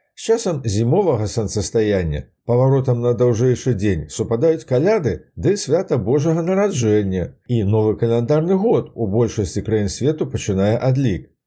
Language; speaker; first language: Belarusian; native; Belarusian